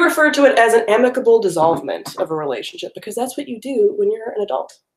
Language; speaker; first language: English; native; English